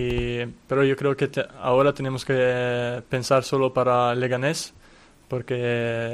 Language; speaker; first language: Spanish; non-native, fluent; Italian